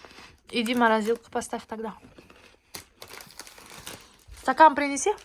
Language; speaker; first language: Russian; non-native, fluent; Tajik